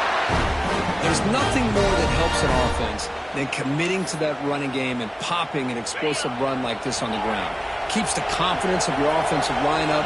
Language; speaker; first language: English; native; English